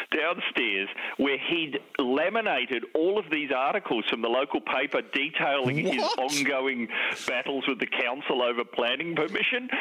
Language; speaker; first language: English; native; English